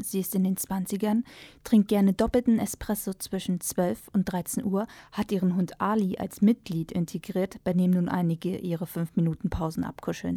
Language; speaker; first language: German; native; German